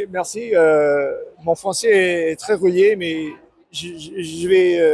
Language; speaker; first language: French; non-native, learner; English